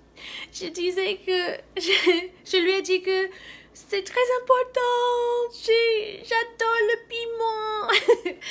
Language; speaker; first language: French; non-native, fluent; English